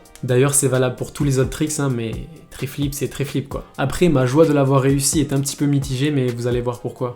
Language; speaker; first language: French; native; French